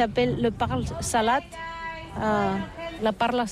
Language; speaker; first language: French; non-native, learner; Catalan